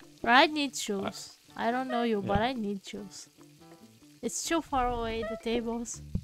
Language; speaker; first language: English; non-native, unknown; Portuguese